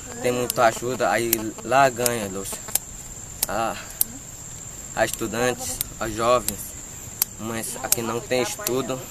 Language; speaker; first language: Portuguese; non-native, learner; Spanish